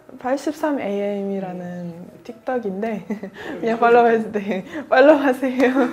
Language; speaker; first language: Korean; non-native, fluent; Turkmen